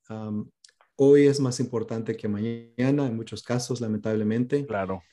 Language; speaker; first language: Spanish; early bilingual, heritage; Spanish